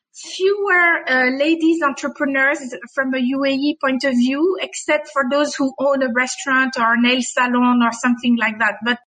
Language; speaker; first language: English; non-native, fluent; French